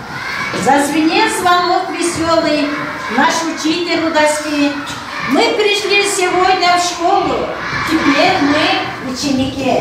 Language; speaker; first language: Russian; non-native, local second language; Kyrgyz